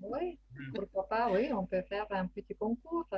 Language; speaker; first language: French; non-native, fluent; Lithuanian